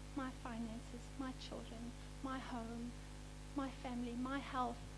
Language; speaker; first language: English; non-native, local second language; Afrikaans